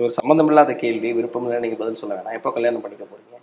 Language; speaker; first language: Tamil; native; Tamil